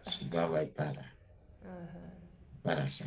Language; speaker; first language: Portuguese; non-native, fluent; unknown